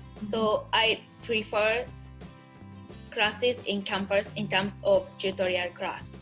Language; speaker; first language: English; non-native, learner; Japanese